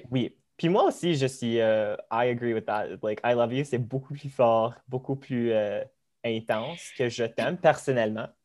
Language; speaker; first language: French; early bilingual, other home language; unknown